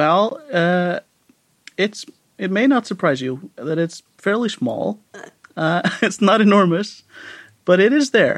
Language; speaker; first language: English; non-native, fluent; Icelandic